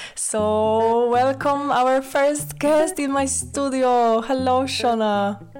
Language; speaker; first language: English; non-native, fluent; Polish